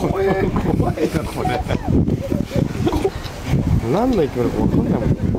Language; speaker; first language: Japanese; native; Japanese